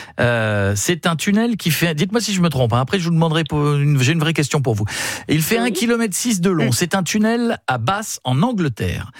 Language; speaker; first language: French; native; French